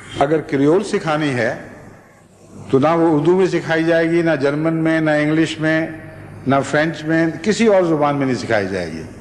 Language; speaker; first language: Urdu; native; Urdu